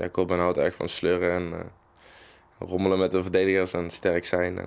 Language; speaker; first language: Dutch; native; Dutch